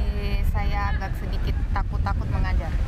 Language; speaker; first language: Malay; non-native, local second language; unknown